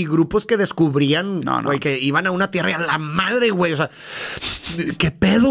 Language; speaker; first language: Spanish; native; Spanish